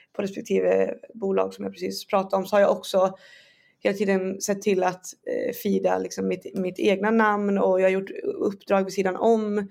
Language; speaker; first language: Swedish; native; Swedish